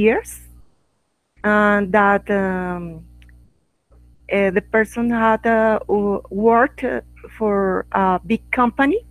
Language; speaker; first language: English; non-native, learner; Spanish